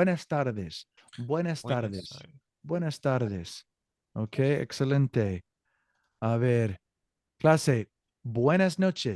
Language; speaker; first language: Spanish; non-native, fluent; English